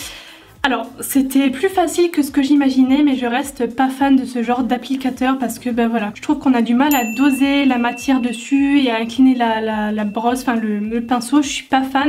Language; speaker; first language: French; native; French